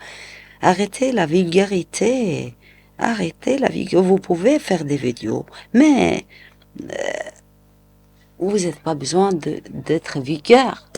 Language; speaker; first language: French; non-native, local second language; Arabic